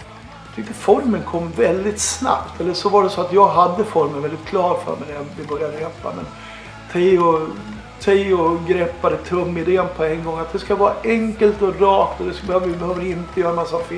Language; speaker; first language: Swedish; native; Swedish